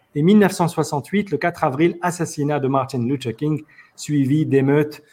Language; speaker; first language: French; non-native, local second language; Arabic